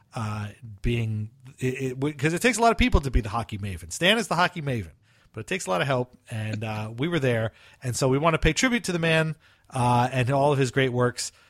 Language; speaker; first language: English; early bilingual, other home language; Italian